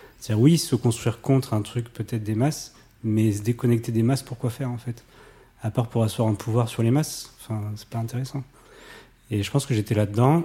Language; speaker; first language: French; native; French